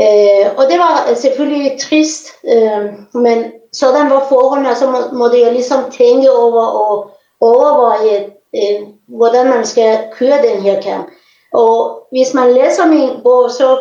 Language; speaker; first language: Danish; non-native, fluent; Persian